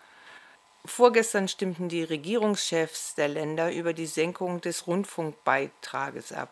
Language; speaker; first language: German; native; German